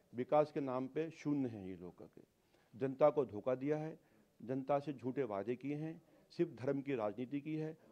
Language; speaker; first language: Hindi; native; Hindi